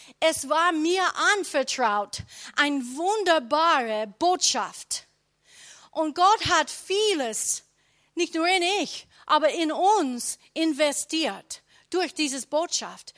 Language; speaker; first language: German; non-native, learner; English